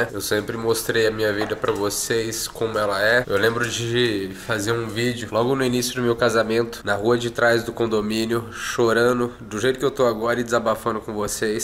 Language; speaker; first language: Portuguese; native; Portuguese